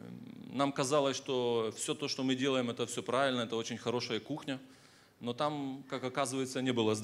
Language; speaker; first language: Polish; non-native, learner; Russian